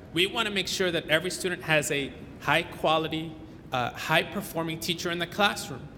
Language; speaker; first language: English; early bilingual, other home language; Spanish